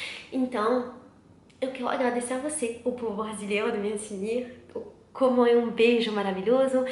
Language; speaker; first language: Portuguese; non-native, learner; French